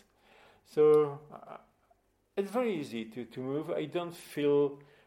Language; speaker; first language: English; non-native, fluent; French